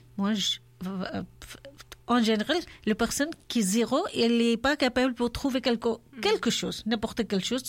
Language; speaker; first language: French; non-native, learner; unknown